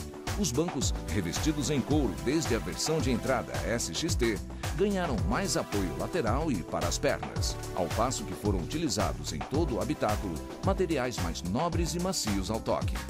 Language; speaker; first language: Portuguese; native; Portuguese